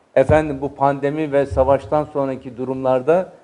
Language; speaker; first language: Turkish; native; Turkish